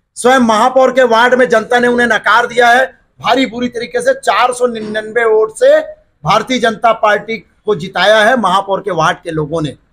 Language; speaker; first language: Hindi; native; Hindi